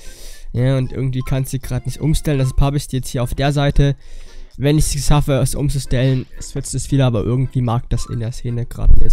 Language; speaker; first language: German; native; German